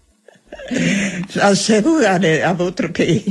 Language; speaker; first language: French; non-native, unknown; Armenian